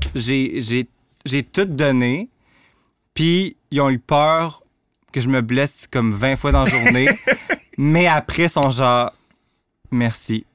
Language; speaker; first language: French; native; French